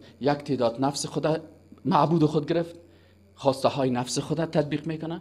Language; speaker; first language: Persian; native; Persian